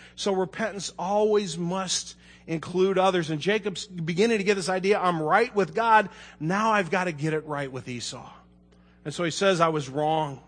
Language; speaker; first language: English; native; English